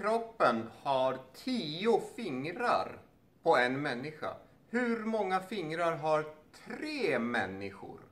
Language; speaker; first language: Swedish; non-native, learner; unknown